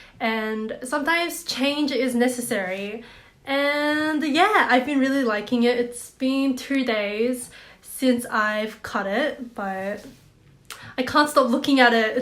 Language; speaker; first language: English; non-native, fluent; Korean